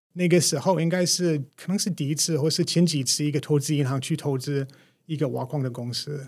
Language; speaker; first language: Chinese; non-native, fluent; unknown